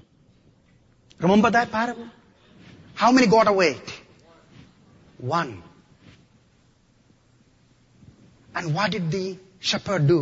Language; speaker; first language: English; non-native, local second language; Malayalam